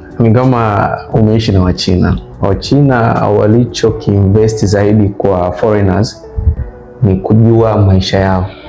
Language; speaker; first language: Swahili; native; Swahili